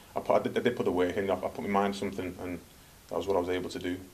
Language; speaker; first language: English; native; English